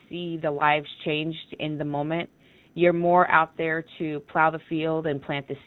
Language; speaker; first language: English; native; English